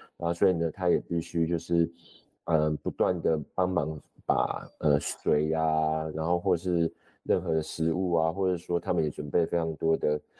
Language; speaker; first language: Chinese; native; Chinese